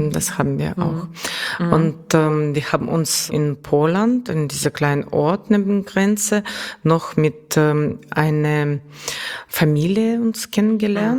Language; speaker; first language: German; non-native, learner; Russian